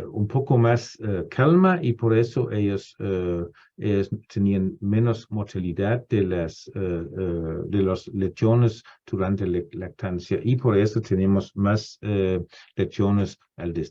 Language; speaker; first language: Spanish; non-native, fluent; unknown